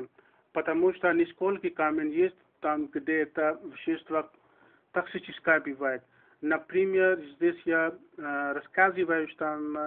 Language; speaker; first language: Russian; non-native, learner; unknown